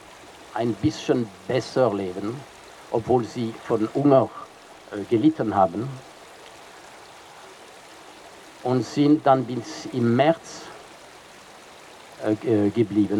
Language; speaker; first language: German; non-native, fluent; French